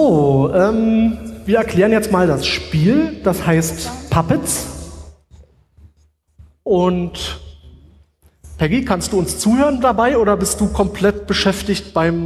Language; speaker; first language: German; native; German